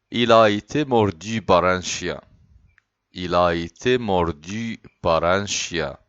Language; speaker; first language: French; non-native, fluent; Arabic